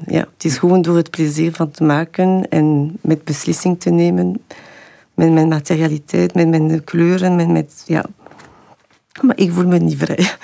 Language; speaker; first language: Dutch; non-native, local second language; French